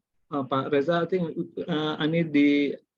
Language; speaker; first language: English; non-native, fluent; Indonesian